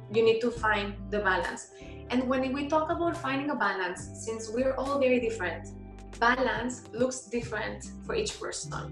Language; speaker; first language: English; non-native, fluent; Spanish